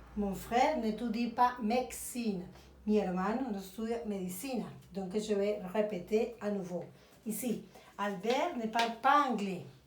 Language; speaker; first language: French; non-native, fluent; Spanish